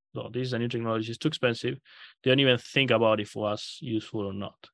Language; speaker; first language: English; non-native, fluent; Spanish